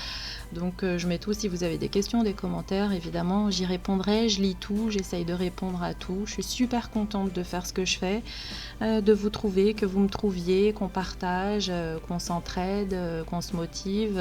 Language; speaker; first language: French; native; French